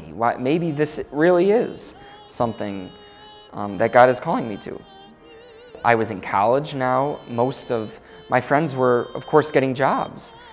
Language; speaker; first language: English; native; English